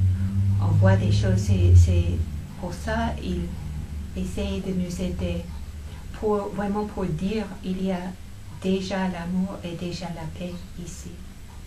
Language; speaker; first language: French; non-native, fluent; English